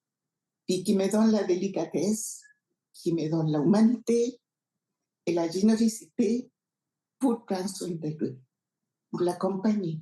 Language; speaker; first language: French; non-native, fluent; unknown